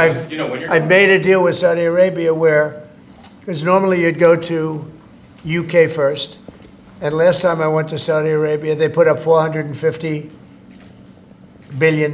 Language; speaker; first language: English; native; English